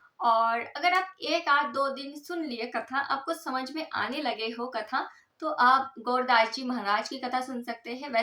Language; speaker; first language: Hindi; non-native, local second language; Bangla